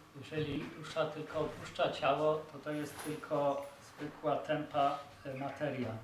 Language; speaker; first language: Polish; native; Polish